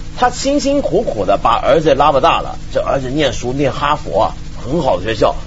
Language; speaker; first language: Chinese; non-native, local second language; Cantonese